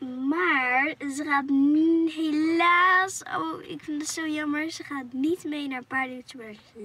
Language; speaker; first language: Dutch; native; Dutch